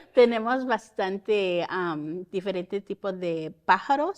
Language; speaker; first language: Spanish; early bilingual, heritage; Spanish